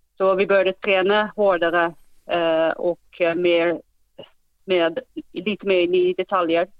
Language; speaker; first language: Swedish; non-native, fluent; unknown